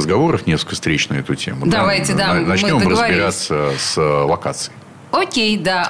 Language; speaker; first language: Russian; native; Russian